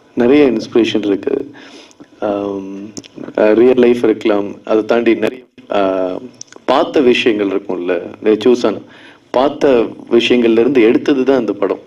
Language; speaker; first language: Tamil; non-native, fluent; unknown